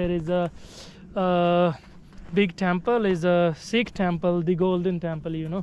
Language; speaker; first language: English; non-native, learner; Punjabi